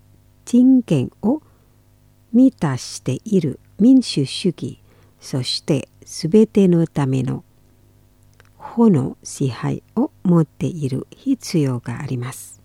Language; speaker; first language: Japanese; non-native, fluent; Indonesian